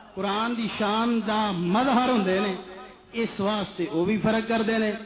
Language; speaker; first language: Urdu; non-native, local second language; Punjabi